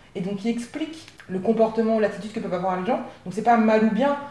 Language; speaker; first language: French; native; French